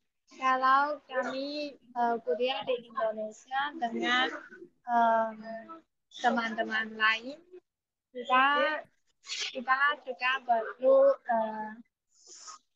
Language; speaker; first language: Indonesian; non-native, learner; Chinese